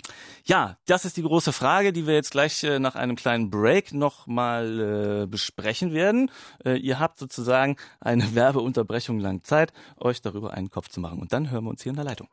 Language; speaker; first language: German; native; German